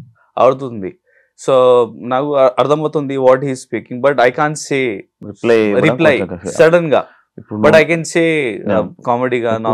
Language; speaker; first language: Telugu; non-native, learner; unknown